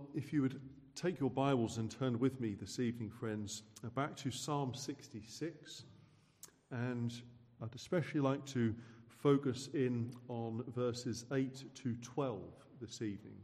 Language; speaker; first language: English; native; English